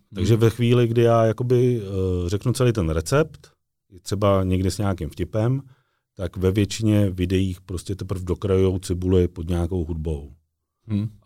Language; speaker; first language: Czech; native; Czech